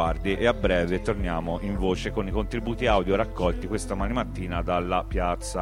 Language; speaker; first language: Italian; native; Italian